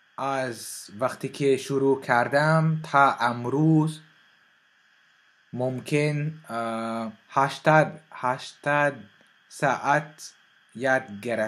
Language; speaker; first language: Persian; non-native, learner; French